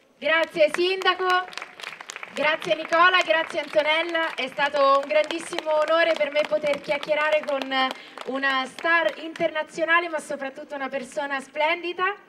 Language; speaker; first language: Italian; native; Italian